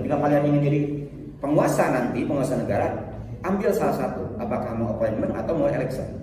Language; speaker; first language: Indonesian; native; Indonesian